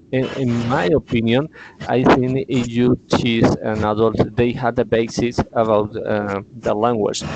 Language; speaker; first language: English; non-native, learner; Spanish